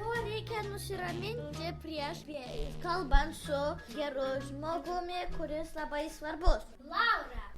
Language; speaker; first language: Lithuanian; early bilingual, heritage; Lithuanian